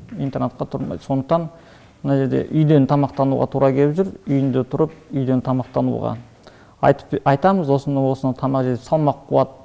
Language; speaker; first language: Kazakh; early bilingual, heritage; Kazakh